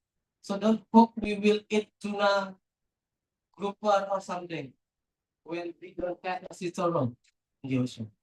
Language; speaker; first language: English; non-native, local second language; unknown